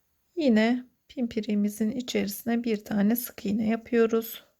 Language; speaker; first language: Turkish; native; Turkish